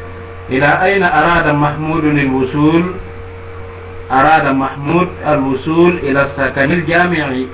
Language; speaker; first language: Arabic; non-native, fluent; Wolof